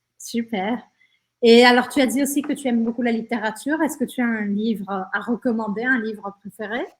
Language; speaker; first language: French; native; French